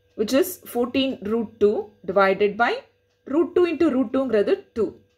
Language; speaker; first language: English; non-native, local second language; Tamil